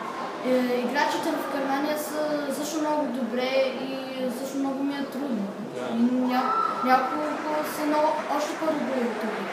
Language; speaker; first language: Bulgarian; early bilingual, heritage; Bulgarian